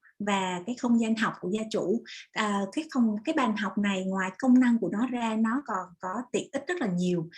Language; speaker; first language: Vietnamese; native; Vietnamese